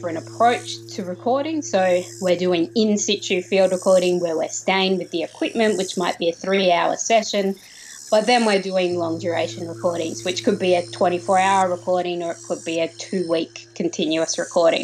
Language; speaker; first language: English; native; English